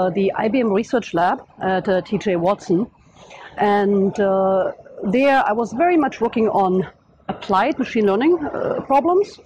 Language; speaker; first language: English; non-native, fluent; German